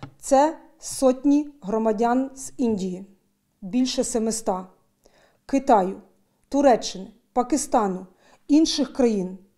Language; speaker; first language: Ukrainian; native; Ukrainian